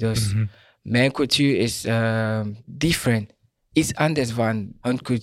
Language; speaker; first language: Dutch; non-native, learner; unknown